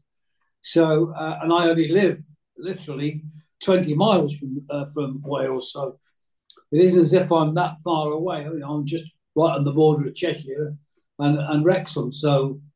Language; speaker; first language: English; native; English